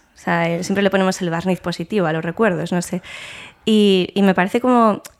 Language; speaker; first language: Spanish; native; Spanish